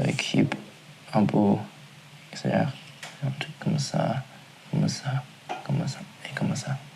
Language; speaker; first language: French; non-native, learner; Chinese